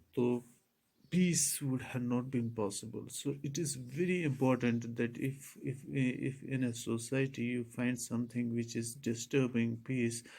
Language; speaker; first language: English; non-native, local second language; Urdu